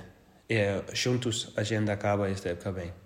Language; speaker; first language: Portuguese; non-native, learner; Danish